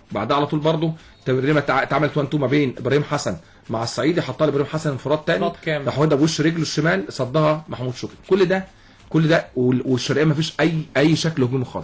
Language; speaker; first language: Arabic; native; Arabic